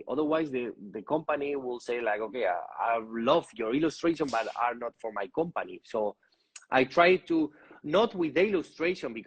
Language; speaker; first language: English; non-native, learner; Spanish